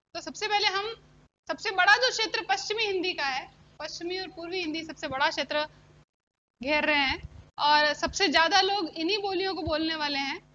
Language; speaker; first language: Hindi; native; Hindi